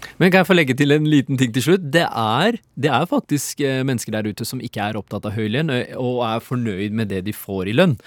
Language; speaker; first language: Norwegian; early bilingual, other home language; Urdu